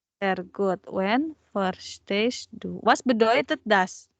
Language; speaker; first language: German; non-native, fluent; Indonesian